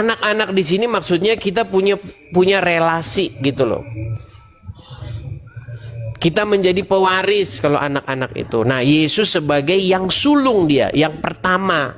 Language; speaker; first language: Indonesian; native; Indonesian